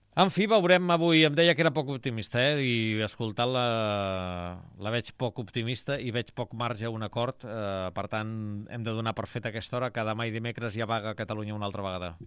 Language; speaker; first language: Catalan; native; Catalan